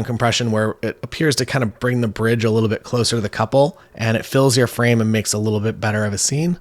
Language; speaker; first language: English; native; English